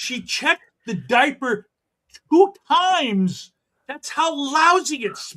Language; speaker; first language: English; native; English